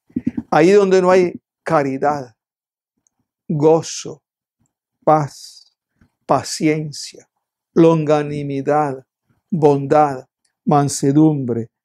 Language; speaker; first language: Spanish; native; Spanish